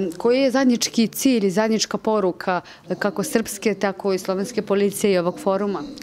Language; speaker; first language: Serbian; native; Serbian